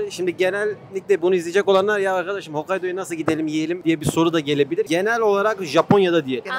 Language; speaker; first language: Turkish; native; Turkish